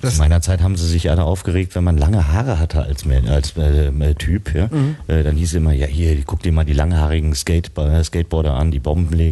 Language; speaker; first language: German; native; German